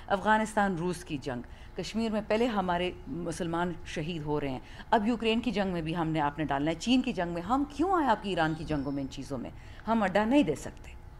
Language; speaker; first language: Urdu; non-native, local second language; Pashto